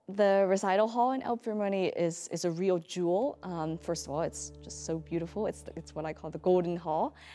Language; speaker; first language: English; native; English